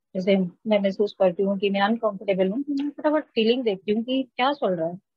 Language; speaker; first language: Hindi; native; Hindi